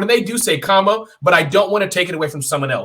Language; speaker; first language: English; native; English